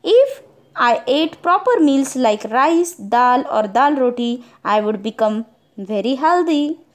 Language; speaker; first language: English; non-native, local second language; Marathi